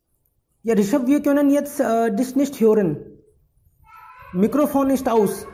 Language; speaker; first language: German; non-native, fluent; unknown